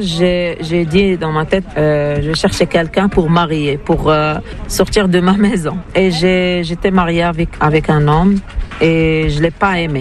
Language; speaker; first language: French; non-native, learner; Arabic